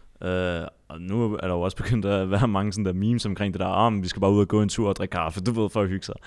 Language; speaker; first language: Danish; early bilingual, other home language; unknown